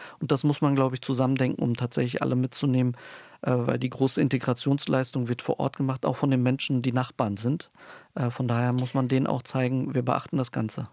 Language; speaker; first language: German; early bilingual, other home language; Turkish